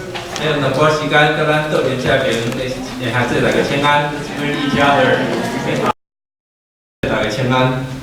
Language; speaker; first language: Chinese; native; Chinese